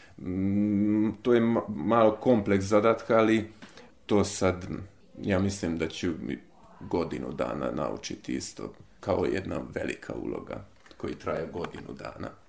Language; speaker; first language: Serbian; non-native, local second language; Hungarian